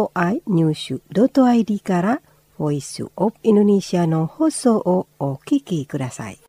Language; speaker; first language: Japanese; non-native, fluent; Indonesian